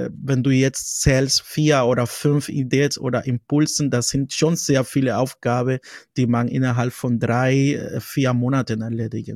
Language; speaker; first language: German; non-native, fluent; Spanish